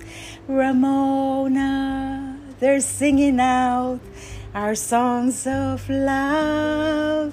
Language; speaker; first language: English; non-native, local second language; Filipino